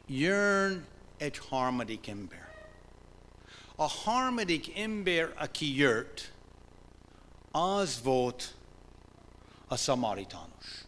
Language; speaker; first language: Hungarian; non-native, fluent; English